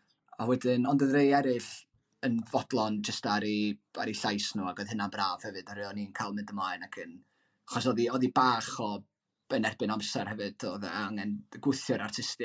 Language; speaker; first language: Welsh; native; Welsh